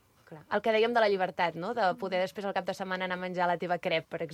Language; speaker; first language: Catalan; native; Catalan